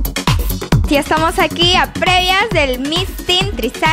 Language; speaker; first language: Spanish; native; Spanish